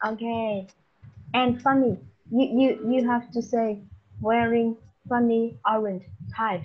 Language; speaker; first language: English; non-native, fluent; Vietnamese